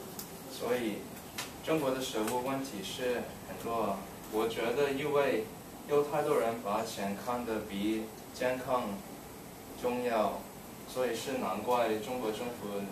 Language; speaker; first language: Chinese; non-native, learner; English